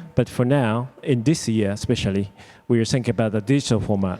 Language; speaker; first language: English; non-native, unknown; Japanese